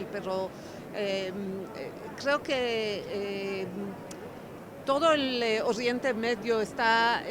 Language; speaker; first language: Spanish; non-native, fluent; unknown